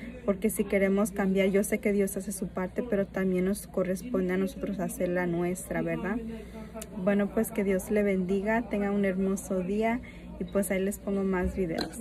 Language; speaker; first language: Spanish; early bilingual, heritage; Spanish